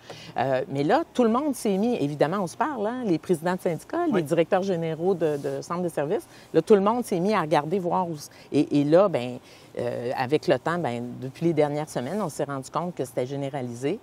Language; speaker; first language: French; native; French